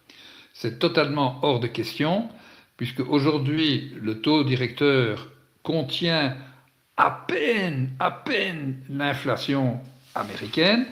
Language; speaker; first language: French; native; French